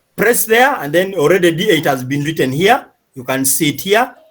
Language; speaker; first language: English; non-native, local second language; Swahili